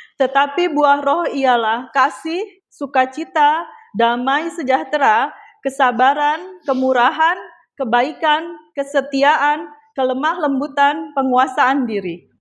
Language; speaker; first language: Indonesian; native; Indonesian